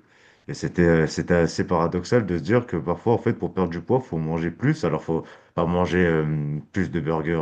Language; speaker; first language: French; native; French